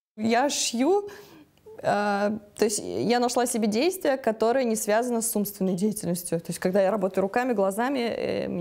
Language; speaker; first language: Russian; native; Russian